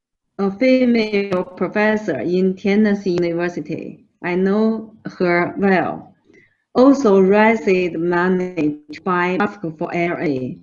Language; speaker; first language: English; non-native, fluent; Chinese